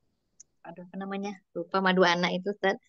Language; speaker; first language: Malay; native; Malay